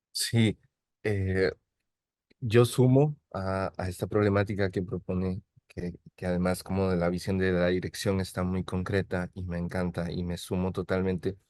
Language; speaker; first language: Spanish; native; Spanish